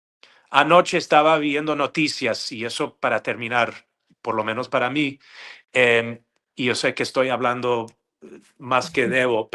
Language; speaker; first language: Spanish; non-native, fluent; English